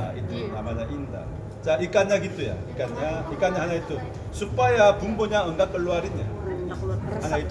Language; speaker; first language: Indonesian; non-native, learner; Korean